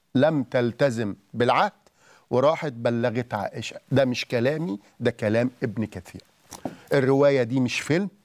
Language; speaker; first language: Arabic; native; Arabic